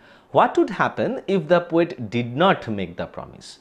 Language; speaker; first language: English; non-native, local second language; Bangla